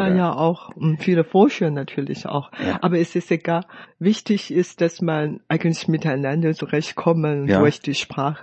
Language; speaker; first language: German; non-native, fluent; Hakka Chinese